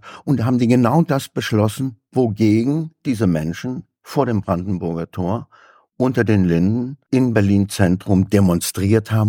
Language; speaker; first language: German; native; German